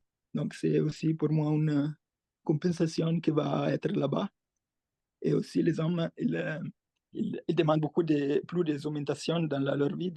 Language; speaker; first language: French; non-native, fluent; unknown